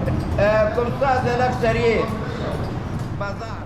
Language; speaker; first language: French; non-native, learner; Arabic